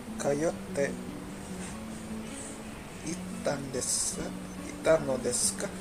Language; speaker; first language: Japanese; non-native, learner; Indonesian